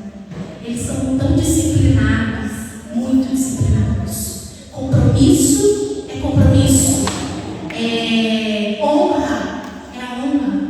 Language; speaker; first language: Portuguese; native; Portuguese